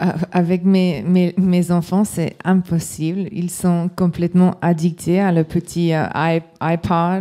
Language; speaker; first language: French; non-native, learner; English